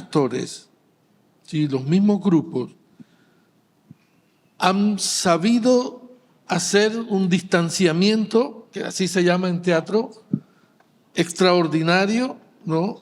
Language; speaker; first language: Spanish; native; Spanish